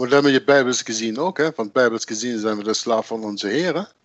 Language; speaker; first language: Dutch; native; Dutch